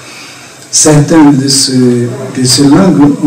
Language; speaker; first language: French; non-native, fluent; Portuguese